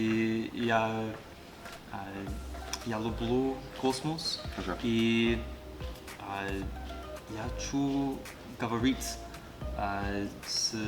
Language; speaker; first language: Russian; non-native, learner; English